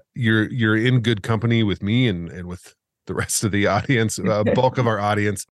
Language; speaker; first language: English; native; English